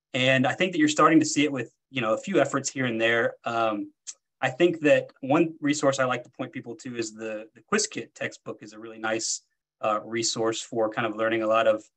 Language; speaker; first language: English; native; English